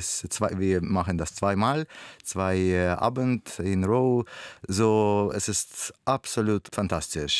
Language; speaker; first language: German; non-native, learner; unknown